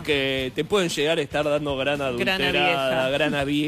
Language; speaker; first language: Spanish; native; Spanish